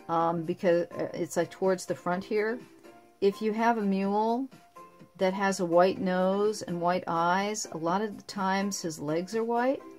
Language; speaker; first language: English; native; English